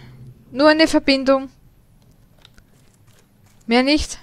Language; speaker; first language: German; native; German